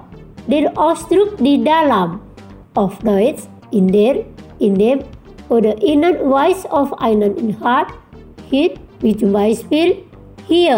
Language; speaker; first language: German; non-native, fluent; Indonesian